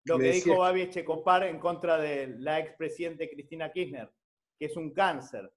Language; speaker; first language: Spanish; native; Spanish